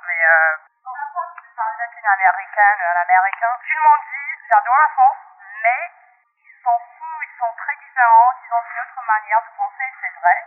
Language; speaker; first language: French; non-native, local second language; English